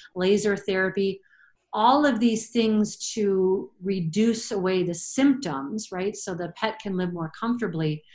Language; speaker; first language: English; native; English